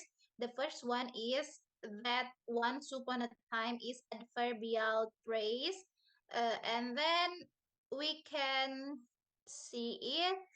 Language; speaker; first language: English; non-native, learner; Indonesian